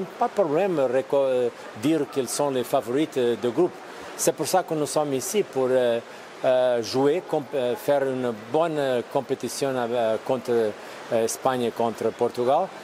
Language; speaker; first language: French; non-native, fluent; Portuguese